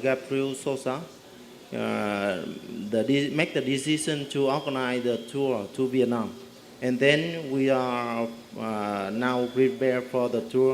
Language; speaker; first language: English; non-native, learner; Vietnamese